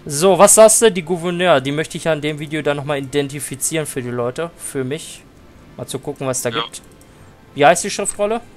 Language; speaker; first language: German; native; German